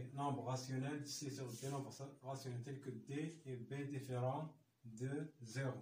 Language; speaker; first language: French; non-native, local second language; Arabic